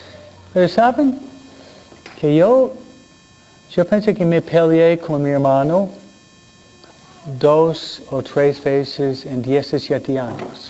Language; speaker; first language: Spanish; non-native, fluent; English